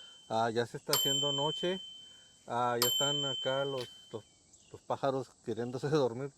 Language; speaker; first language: Spanish; native; Spanish